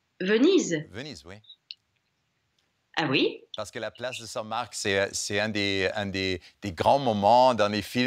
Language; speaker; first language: French; non-native, fluent; German